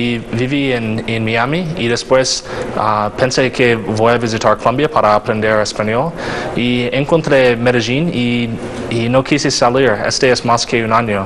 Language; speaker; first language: Spanish; non-native, learner; English